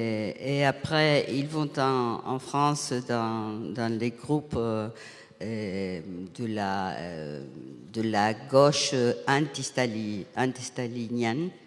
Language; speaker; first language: French; non-native, fluent; Spanish